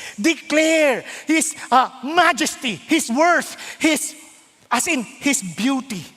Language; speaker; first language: English; non-native, local second language; Filipino